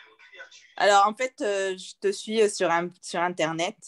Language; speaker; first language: French; native; French